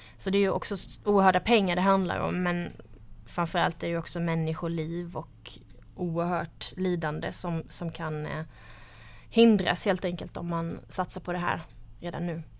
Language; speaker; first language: Swedish; native; Swedish